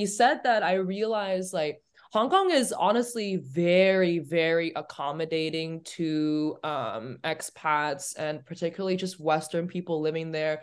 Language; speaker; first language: English; native; English